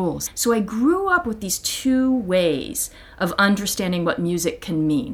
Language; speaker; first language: English; native; English